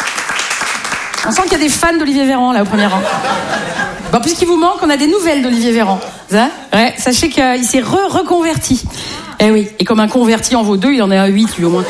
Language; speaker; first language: French; native; French